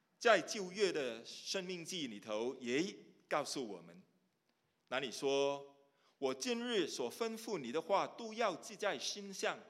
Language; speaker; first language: Chinese; non-native, local second language; Cantonese